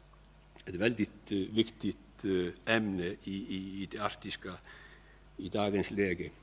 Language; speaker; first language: Swedish; non-native, fluent; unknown